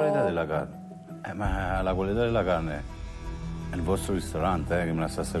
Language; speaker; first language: Italian; native; Italian